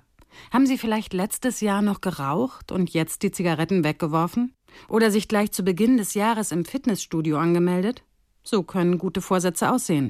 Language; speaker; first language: German; native; German